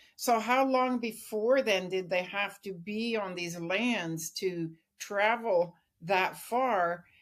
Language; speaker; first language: English; native; English